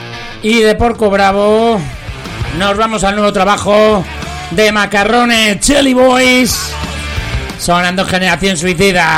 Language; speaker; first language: Spanish; native; Spanish